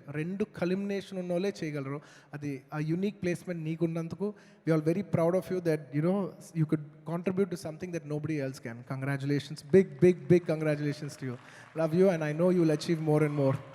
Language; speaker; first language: Telugu; native; Telugu